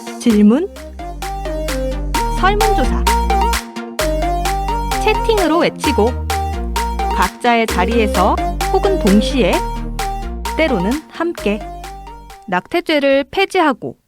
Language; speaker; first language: Korean; native; Korean